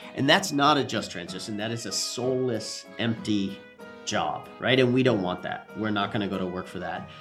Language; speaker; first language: English; native; English